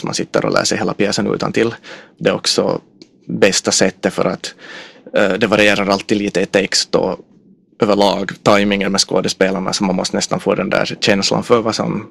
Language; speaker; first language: Swedish; native; Swedish